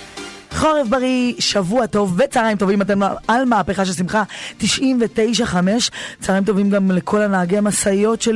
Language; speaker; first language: Hebrew; native; Hebrew